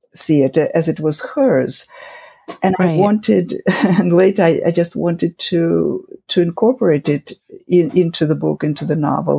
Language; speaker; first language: English; non-native, fluent; Russian